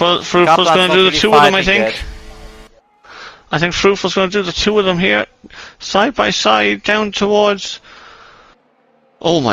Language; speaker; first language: English; native; English